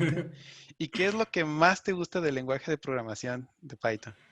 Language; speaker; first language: Spanish; native; Spanish